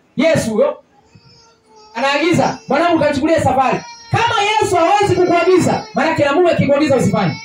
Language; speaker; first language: Swahili; native; Swahili